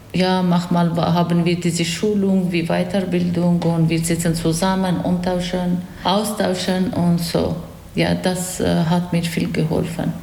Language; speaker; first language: German; non-native, learner; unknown